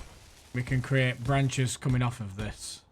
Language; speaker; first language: English; native; English